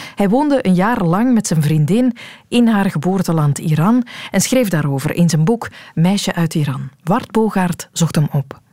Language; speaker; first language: Dutch; native; Dutch